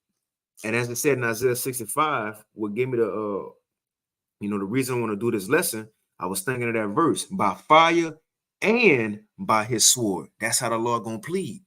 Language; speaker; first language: English; native; English